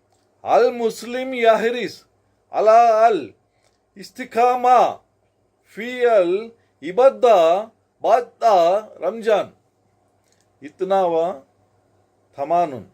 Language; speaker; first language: Arabic; non-native, learner; Telugu